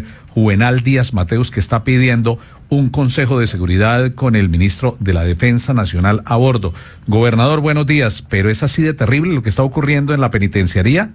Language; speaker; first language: Spanish; native; Spanish